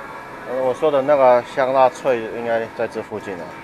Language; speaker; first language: Chinese; native; Chinese